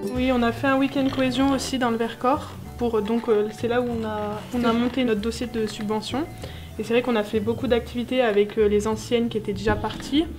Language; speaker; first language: French; native; French